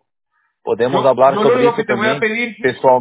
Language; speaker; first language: Spanish; non-native, learner; Portuguese